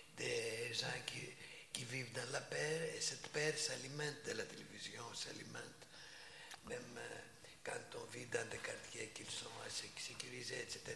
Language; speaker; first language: French; non-native, fluent; Greek